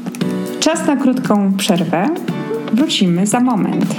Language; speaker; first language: Polish; native; Polish